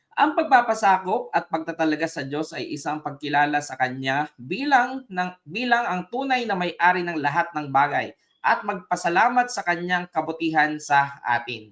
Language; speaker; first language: Filipino; native; Filipino